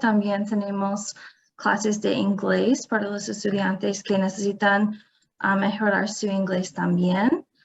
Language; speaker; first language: Spanish; non-native, fluent; English